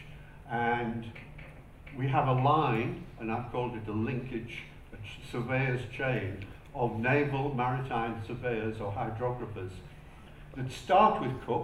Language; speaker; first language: English; native; English